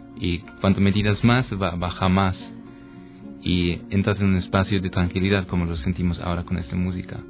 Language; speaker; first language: Spanish; non-native, fluent; German